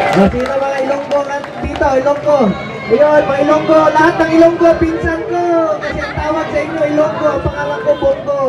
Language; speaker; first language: Filipino; non-native, local second language; Cebuano